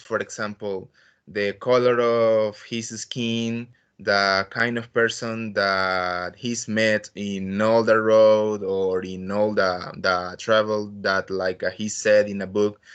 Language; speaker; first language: English; non-native, learner; Spanish